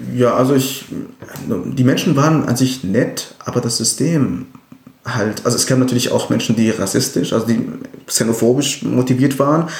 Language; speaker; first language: German; non-native, fluent; Arabic